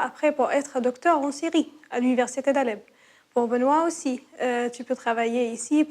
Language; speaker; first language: French; non-native, learner; Arabic